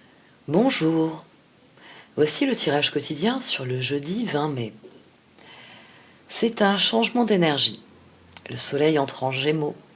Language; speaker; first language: French; native; French